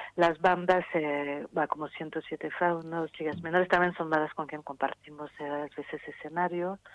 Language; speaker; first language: Spanish; non-native, fluent; French